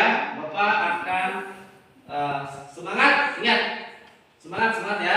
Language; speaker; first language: Indonesian; native; Indonesian